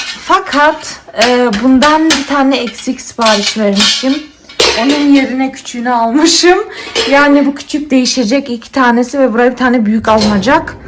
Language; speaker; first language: Turkish; early bilingual, heritage; Turkish